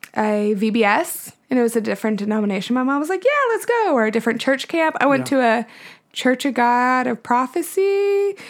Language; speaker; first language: English; native; English